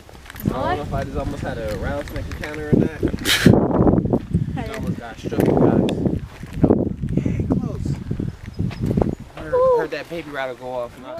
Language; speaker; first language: English; native; English